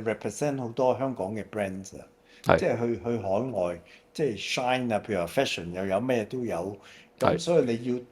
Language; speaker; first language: Cantonese; native; Cantonese